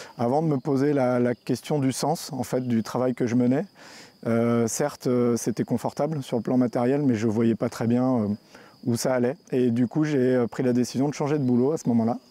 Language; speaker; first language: French; native; French